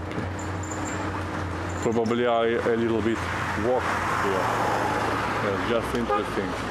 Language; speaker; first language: English; non-native, learner; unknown